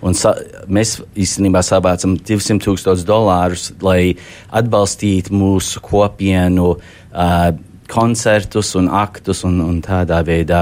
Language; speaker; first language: Latvian; early bilingual, heritage; Latvian